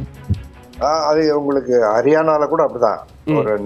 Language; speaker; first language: Tamil; native; Tamil